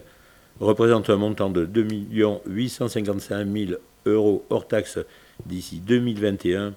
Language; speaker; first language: French; native; French